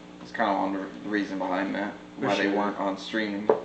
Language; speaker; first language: English; native; English